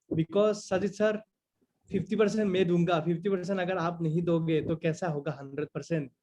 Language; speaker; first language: Hindi; non-native, local second language; Assamese